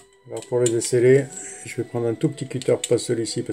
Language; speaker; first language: French; native; French